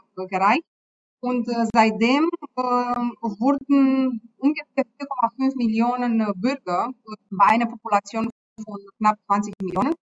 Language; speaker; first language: German; non-native, fluent; Romanian